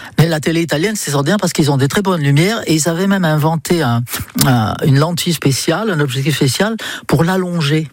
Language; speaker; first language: French; non-native, fluent; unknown